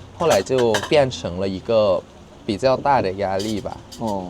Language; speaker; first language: Chinese; non-native, fluent; Thai